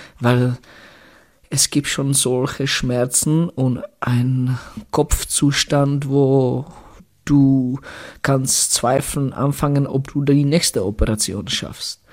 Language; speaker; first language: German; non-native, fluent; Czech